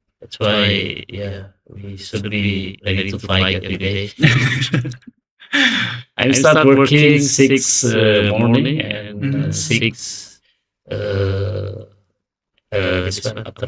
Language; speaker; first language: English; non-native, learner; Indonesian